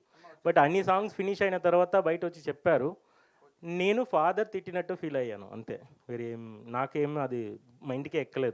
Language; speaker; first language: Telugu; non-native, fluent; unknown